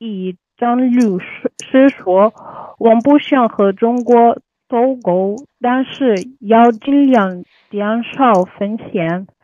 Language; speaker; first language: Chinese; non-native, learner; Arabic